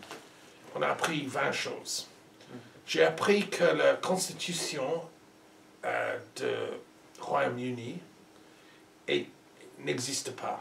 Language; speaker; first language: French; non-native, learner; English